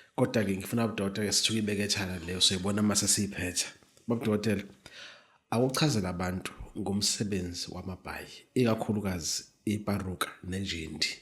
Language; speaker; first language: Zulu; native; Zulu